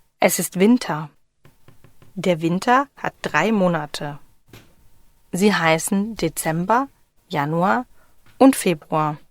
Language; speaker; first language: German; non-native, fluent; Ukrainian